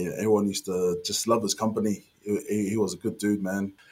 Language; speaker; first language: English; native; English